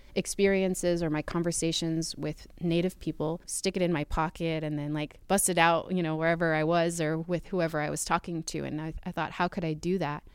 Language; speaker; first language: English; native; English